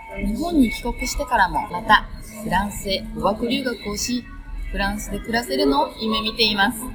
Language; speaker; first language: Japanese; native; Japanese